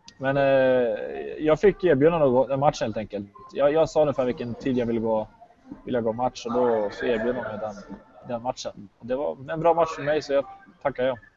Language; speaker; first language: Swedish; native; Swedish